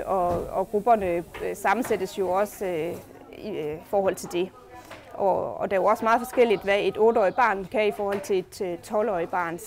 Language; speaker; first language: Danish; native; Danish